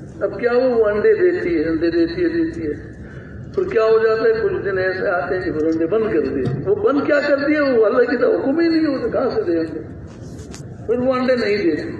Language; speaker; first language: Urdu; non-native, local second language; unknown